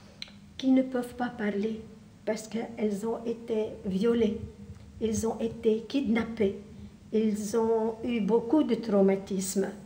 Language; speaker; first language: French; non-native, local second language; Arabic